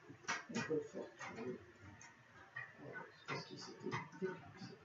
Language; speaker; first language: French; native; French